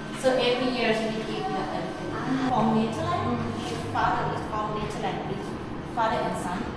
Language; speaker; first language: English; non-native, learner; Thai